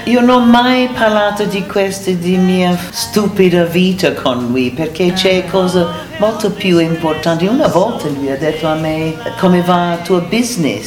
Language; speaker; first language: Italian; non-native, learner; English